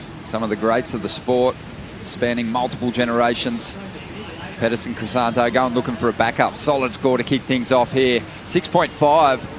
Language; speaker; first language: English; native; English